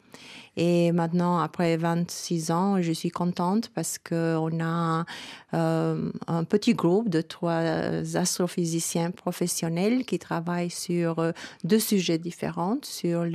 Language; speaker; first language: French; non-native, fluent; Albanian